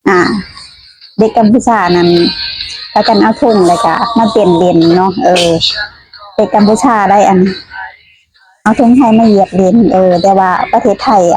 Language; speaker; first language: Thai; non-native, local second language; Northeastern Thai